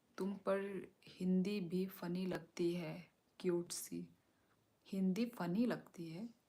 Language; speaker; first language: Hindi; non-native, local second language; Kok Borok